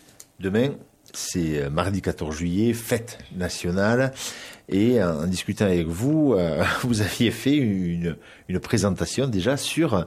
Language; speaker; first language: French; native; French